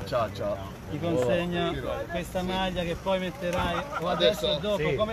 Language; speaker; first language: Italian; native; Italian